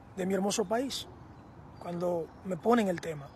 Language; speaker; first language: Spanish; early bilingual, heritage; Spanish